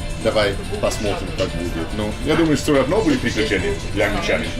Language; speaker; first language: Russian; non-native, learner; English